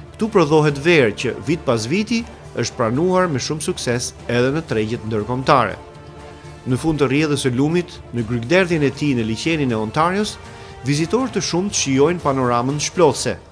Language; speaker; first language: Albanian; native; Albanian